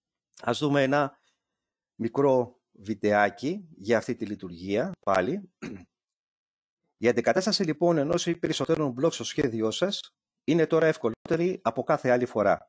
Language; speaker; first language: Greek; native; Greek